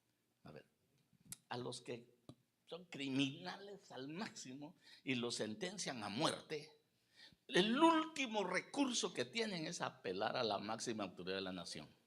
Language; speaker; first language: Spanish; native; Spanish